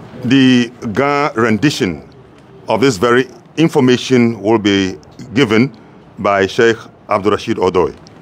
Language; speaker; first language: English; non-native, local second language; Hausa